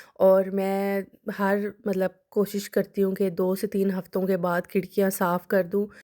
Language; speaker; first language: Urdu; non-native, local second language; Punjabi